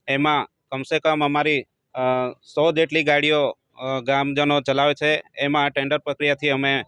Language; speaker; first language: Gujarati; non-native, local second language; Gamit